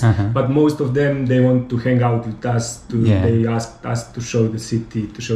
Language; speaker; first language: English; non-native, fluent; Serbian